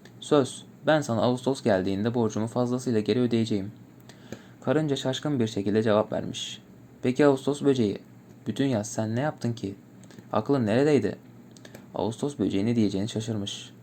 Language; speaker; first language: Turkish; native; Turkish